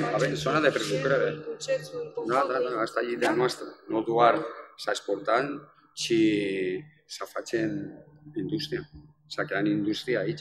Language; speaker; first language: Romanian; non-native, fluent; Spanish